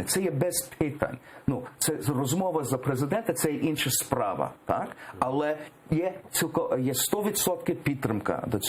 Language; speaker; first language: Ukrainian; early bilingual, heritage; English